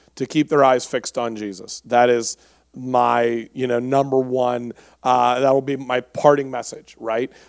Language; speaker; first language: English; native; English